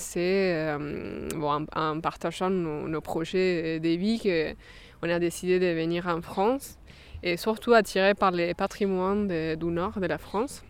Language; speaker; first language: French; non-native, fluent; Spanish